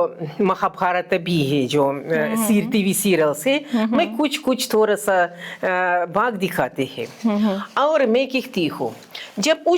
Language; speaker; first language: Hindi; non-native, fluent; Russian